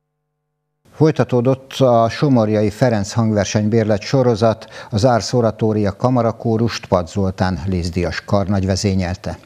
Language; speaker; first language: Hungarian; native; Hungarian